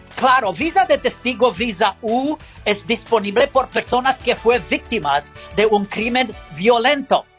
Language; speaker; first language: Spanish; non-native, learner; English